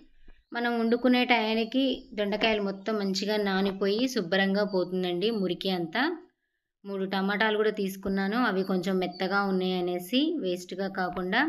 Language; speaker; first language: Telugu; native; Telugu